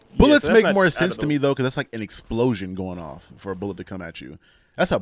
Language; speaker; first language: English; native; English